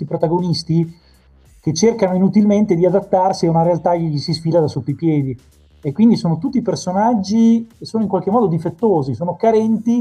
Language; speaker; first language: Italian; native; Italian